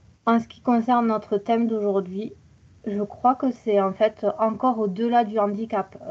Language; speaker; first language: French; native; French